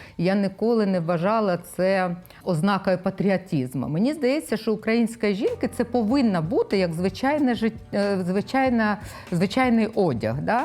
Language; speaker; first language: Ukrainian; non-native, local second language; Russian